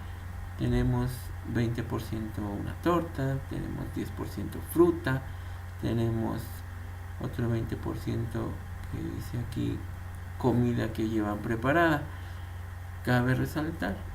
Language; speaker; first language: Spanish; native; Spanish